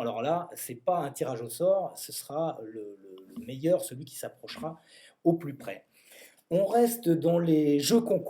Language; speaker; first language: French; native; French